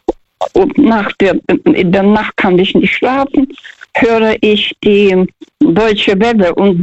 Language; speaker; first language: German; non-native, fluent; Russian